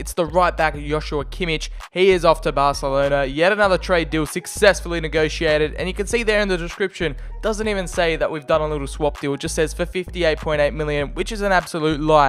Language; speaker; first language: English; native; English